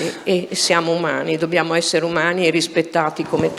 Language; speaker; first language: Italian; native; Italian